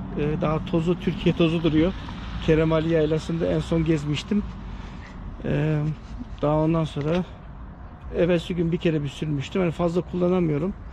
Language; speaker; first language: Turkish; early bilingual, heritage; Turkish